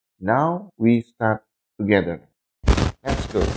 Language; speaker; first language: English; non-native, learner; Indonesian